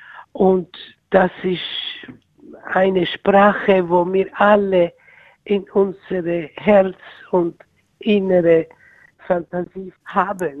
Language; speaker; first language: German; non-native, learner; Italian